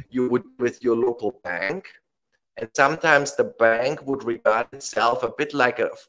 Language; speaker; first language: English; non-native, fluent; German